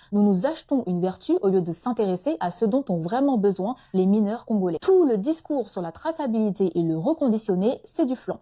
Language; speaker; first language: French; native; French